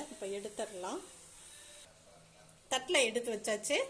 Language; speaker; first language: Tamil; native; Tamil